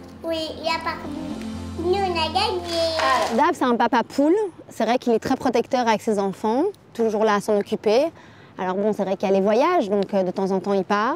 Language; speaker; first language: French; native; French